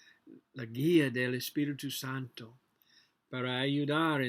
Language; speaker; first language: Spanish; non-native, learner; English